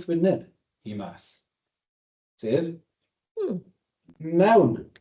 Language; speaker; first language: Welsh; native; Welsh